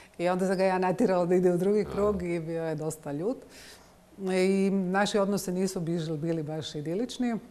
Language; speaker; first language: Croatian; native; Croatian